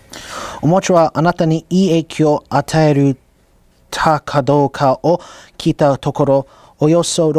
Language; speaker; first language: Japanese; non-native, learner; English